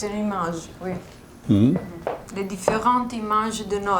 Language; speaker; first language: French; non-native, fluent; Italian